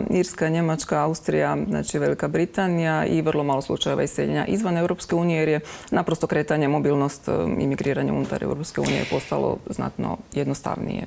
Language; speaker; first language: Croatian; native; Croatian